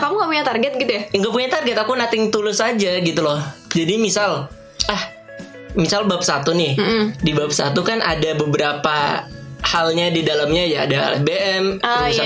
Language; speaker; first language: Indonesian; native; Indonesian